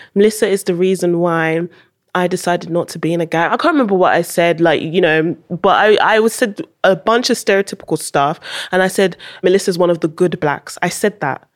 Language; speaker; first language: English; early bilingual, heritage; English